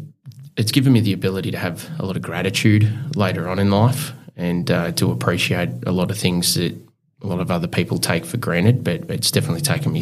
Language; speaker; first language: English; native; English